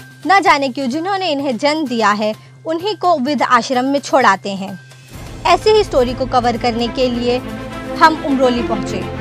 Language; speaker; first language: Hindi; native; Hindi